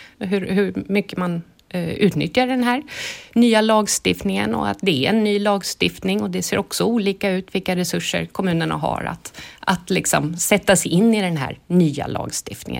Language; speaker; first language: Swedish; native; Swedish